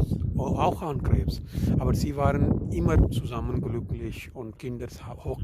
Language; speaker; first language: German; non-native, learner; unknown